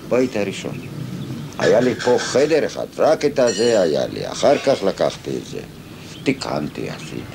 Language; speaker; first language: Hebrew; non-native, fluent; Ladino